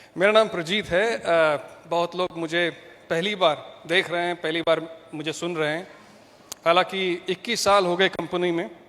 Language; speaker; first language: Hindi; non-native, local second language; Malayalam